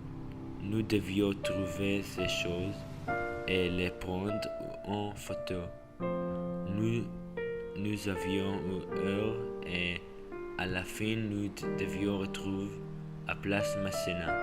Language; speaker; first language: French; non-native, learner; English